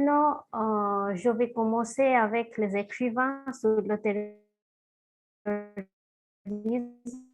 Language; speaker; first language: French; non-native, fluent; Bangla